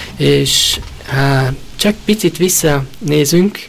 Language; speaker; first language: Hungarian; early bilingual, heritage; Hungarian